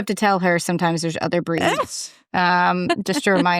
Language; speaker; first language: English; native; English